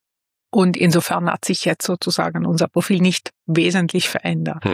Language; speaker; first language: German; non-native, fluent; Italian